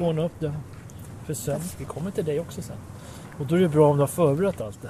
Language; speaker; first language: Swedish; native; Swedish